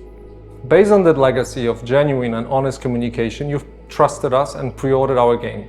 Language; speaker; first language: English; non-native, fluent; Polish